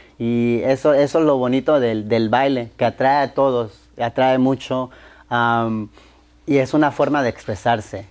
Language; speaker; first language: Spanish; early bilingual, heritage; Spanish